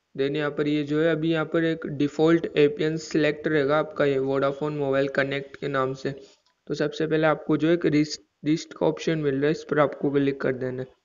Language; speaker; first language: Hindi; native; Hindi